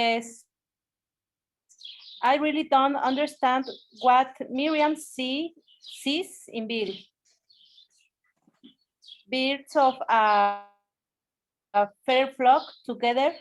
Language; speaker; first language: English; non-native, learner; Spanish